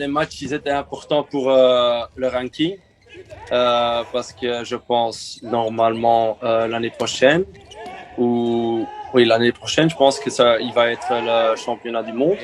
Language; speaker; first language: French; non-native, local second language; Dutch